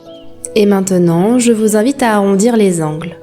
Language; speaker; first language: French; native; French